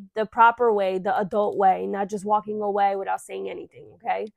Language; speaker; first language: English; early bilingual, other home language; Spanish